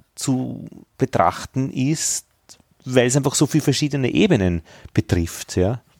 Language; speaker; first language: German; native; German